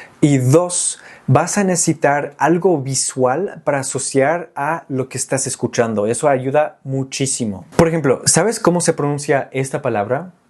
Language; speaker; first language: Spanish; non-native, fluent; English